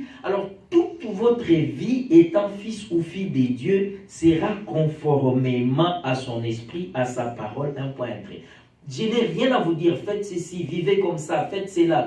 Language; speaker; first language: French; non-native, local second language; Lingala